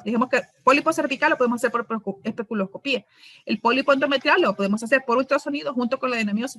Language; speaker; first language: Spanish; native; Spanish